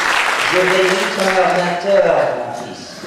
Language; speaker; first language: French; non-native, fluent; English